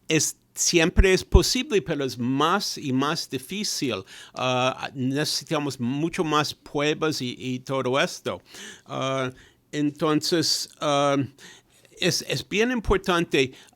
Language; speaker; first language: Spanish; non-native, fluent; English